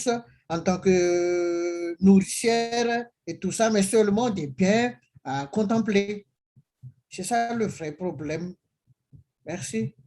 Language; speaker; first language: French; non-native, local second language; Malagasy